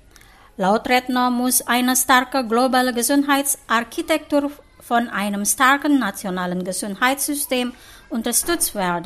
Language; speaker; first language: German; non-native, fluent; Indonesian